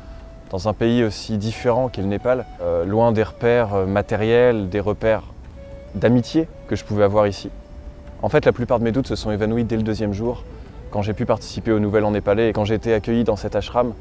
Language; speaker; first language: French; native; French